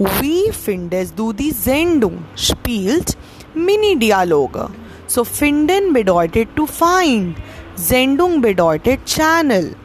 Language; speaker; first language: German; non-native, learner; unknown